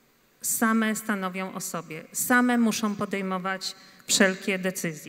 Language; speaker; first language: Polish; native; Polish